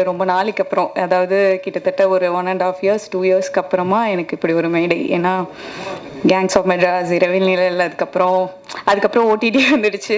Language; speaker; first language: Tamil; native; Tamil